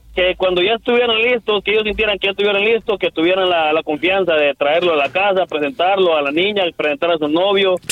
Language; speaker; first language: Spanish; native; Spanish